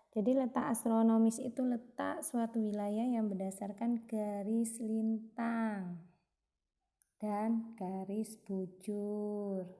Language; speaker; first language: Indonesian; native; Indonesian